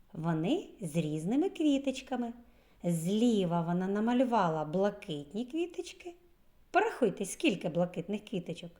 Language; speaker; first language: Ukrainian; native; Ukrainian